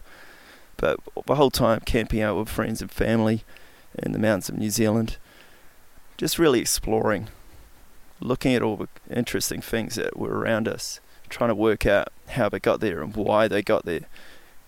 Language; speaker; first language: English; native; English